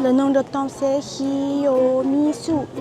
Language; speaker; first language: French; non-native, learner; Thai